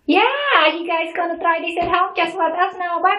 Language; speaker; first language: English; non-native, learner; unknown